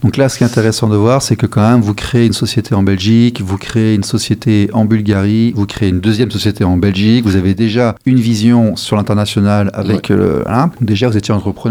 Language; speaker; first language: French; native; French